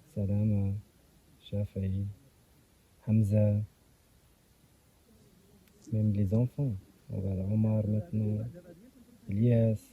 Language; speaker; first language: French; non-native, local second language; Arabic